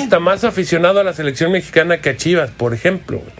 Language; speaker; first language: Spanish; native; Spanish